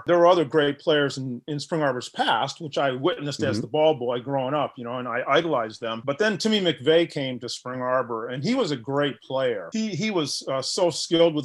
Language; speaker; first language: English; native; English